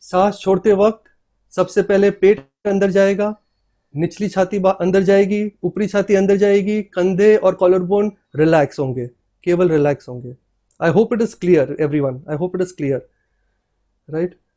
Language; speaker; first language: Hindi; native; Hindi